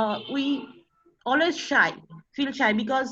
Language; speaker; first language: English; non-native, learner; Bangla